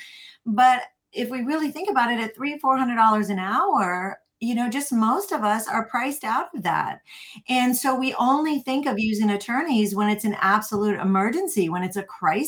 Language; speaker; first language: English; native; English